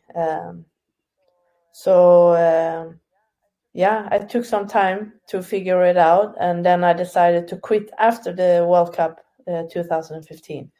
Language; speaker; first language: English; non-native, fluent; Swedish